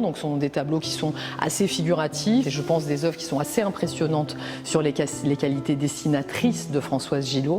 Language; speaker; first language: French; native; French